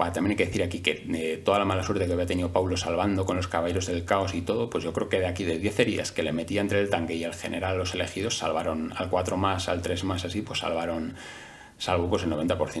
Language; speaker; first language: Spanish; native; Spanish